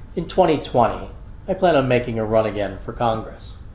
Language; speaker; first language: English; native; English